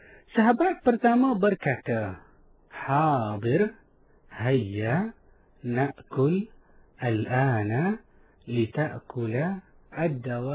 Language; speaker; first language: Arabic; non-native, fluent; Malay